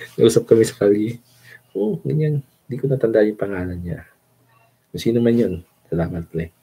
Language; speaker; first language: Filipino; non-native, local second language; Cebuano